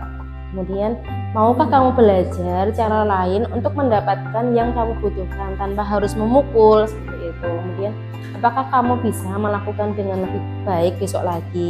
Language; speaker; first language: Indonesian; native; Indonesian